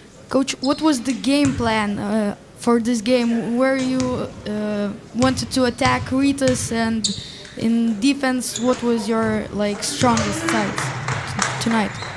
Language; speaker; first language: English; non-native, learner; Lithuanian